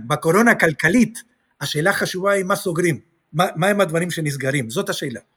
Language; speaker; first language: Hebrew; non-native, fluent; Spanish